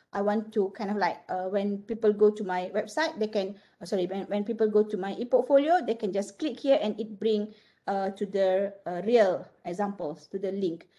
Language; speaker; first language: English; non-native, local second language; Malay